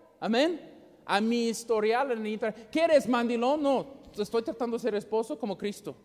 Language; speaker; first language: Spanish; non-native, fluent; English